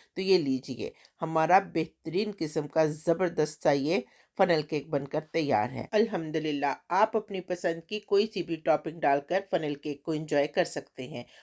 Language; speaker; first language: Urdu; native; Urdu